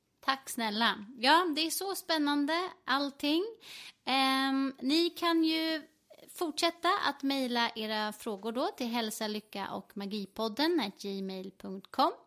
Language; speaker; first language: Swedish; native; Swedish